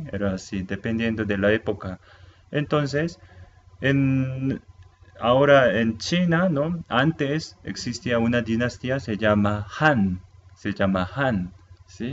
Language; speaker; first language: Spanish; non-native, fluent; Korean